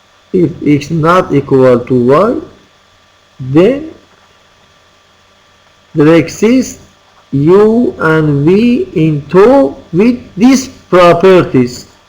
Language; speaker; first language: English; non-native, fluent; Persian